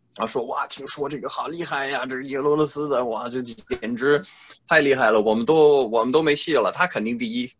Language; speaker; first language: Chinese; non-native, fluent; French